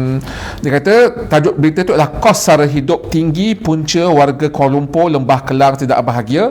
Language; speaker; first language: Malay; native; Malay